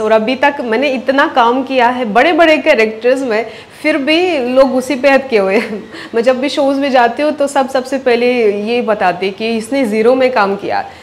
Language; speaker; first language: Hindi; non-native, fluent; Russian